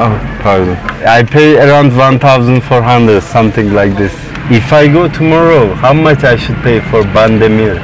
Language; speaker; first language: English; non-native, learner; Turkish